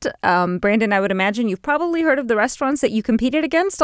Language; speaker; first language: English; native; English